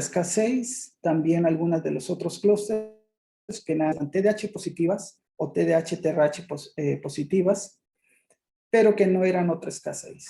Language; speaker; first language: Spanish; native; Spanish